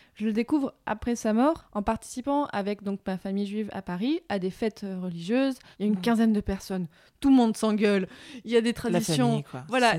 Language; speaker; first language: French; native; French